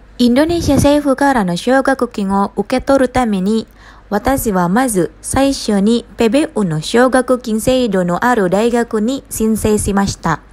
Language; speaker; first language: Japanese; non-native, fluent; Indonesian